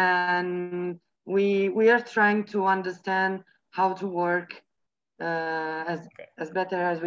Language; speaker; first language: English; non-native, learner; Italian